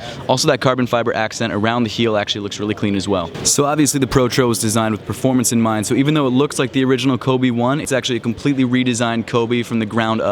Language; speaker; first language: English; native; English